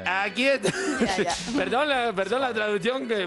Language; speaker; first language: Spanish; native; Spanish